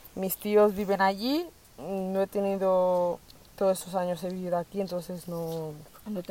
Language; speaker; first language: Spanish; native; Spanish